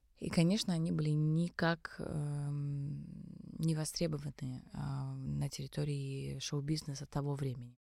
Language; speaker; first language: Russian; early bilingual, other home language; Tajik